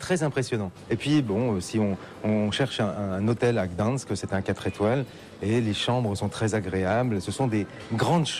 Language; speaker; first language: French; native; French